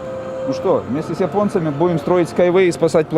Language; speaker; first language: Russian; native; Russian